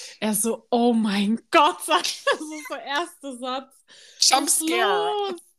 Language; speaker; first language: German; early bilingual, other home language; Turkish